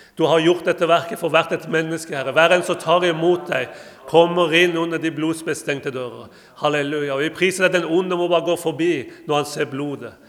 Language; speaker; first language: Norwegian; non-native, fluent; Persian